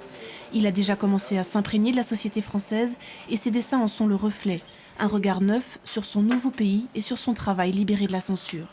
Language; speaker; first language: French; native; French